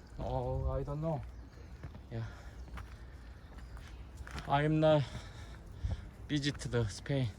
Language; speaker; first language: English; non-native, learner; Korean